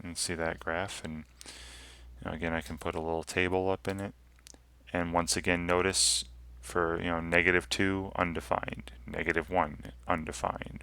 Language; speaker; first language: English; native; English